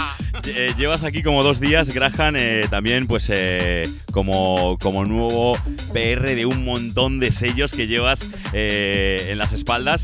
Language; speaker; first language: Spanish; native; Spanish